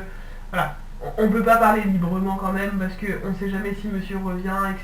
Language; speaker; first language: French; native; French